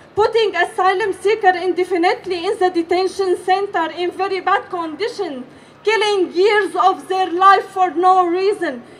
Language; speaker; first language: English; non-native, fluent; Arabic